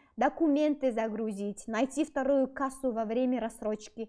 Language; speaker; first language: Russian; non-native, local second language; Kazakh